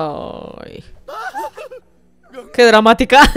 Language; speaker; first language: Spanish; native; Spanish